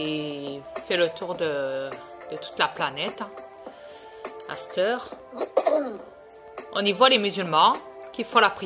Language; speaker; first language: French; native; French